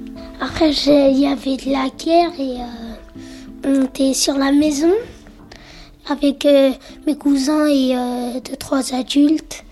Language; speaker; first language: French; early bilingual, other home language; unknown